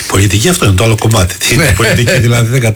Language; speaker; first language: Greek; native; Greek